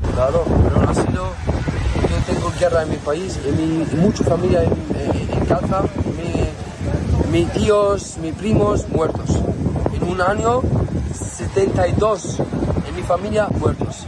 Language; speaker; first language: Spanish; non-native, learner; Arabic